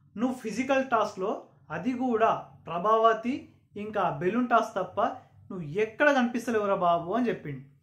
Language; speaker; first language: Telugu; non-native, local second language; Urdu